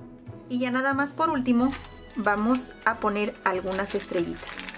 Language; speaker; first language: Spanish; native; Spanish